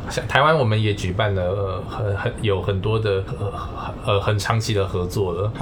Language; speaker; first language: Chinese; native; Chinese